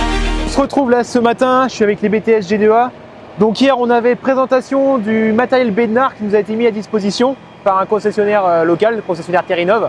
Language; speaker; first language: French; native; French